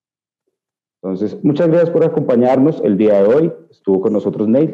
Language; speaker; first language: Spanish; native; Spanish